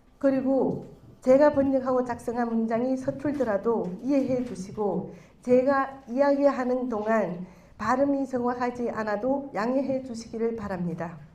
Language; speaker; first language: Korean; non-native, fluent; Chinese